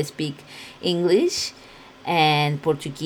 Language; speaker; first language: English; non-native, fluent; Portuguese